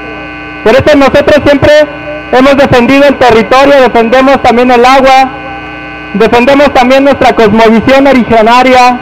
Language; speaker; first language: Spanish; native; Spanish